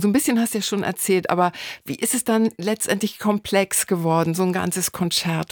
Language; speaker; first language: German; native; German